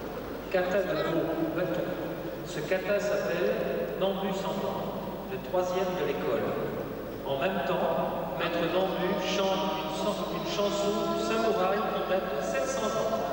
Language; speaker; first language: French; native; French